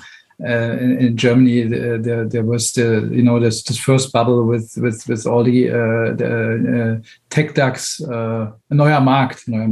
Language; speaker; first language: English; non-native, fluent; German